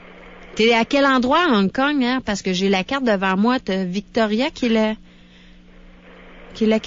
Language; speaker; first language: French; native; French